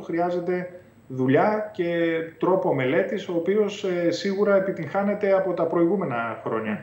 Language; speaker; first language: Greek; native; Greek